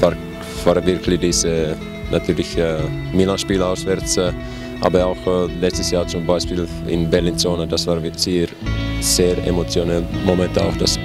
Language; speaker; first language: German; non-native, learner; Finnish